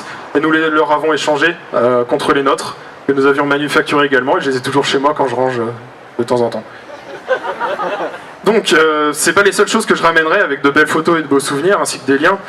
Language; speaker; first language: French; native; French